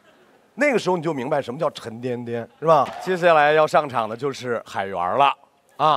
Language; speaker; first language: Chinese; native; Chinese